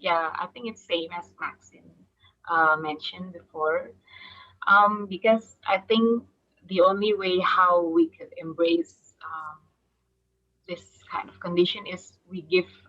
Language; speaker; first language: English; non-native, fluent; Indonesian